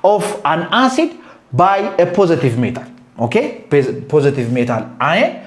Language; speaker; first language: English; non-native, local second language; Amharic